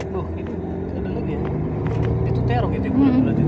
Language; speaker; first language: Indonesian; native; Indonesian